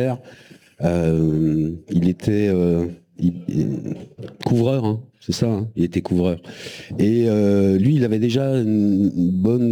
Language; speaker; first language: French; native; French